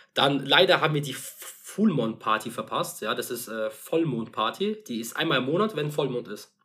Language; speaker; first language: German; non-native, fluent; Russian